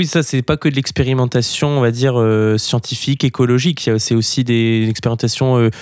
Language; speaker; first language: French; native; French